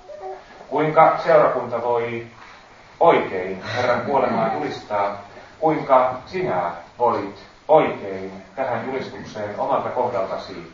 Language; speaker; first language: Finnish; native; Finnish